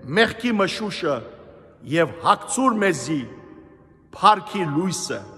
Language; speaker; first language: Armenian; native; Armenian